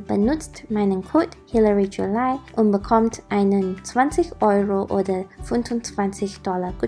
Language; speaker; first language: German; non-native, learner; English